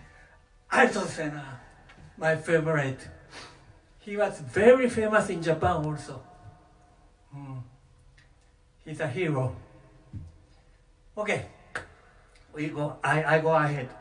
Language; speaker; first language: English; non-native, learner; Japanese